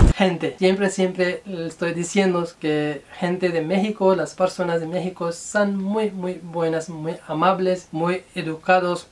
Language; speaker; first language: Spanish; non-native, learner; Urdu